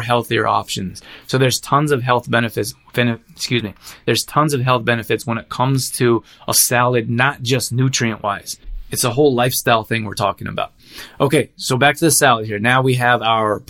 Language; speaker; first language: English; native; English